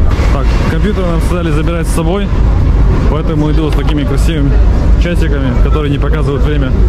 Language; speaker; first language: Russian; native; Russian